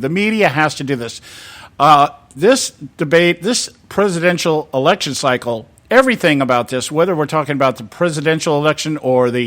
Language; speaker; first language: English; native; English